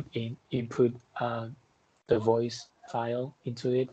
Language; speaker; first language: English; non-native, fluent; Chinese